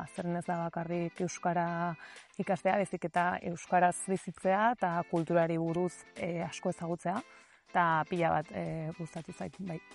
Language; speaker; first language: Basque; non-native, learner; Spanish